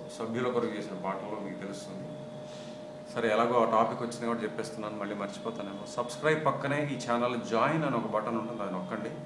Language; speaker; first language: Telugu; non-native, local second language; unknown